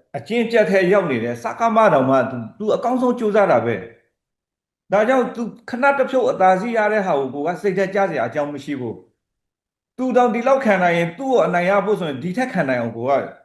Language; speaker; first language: Burmese; native; Burmese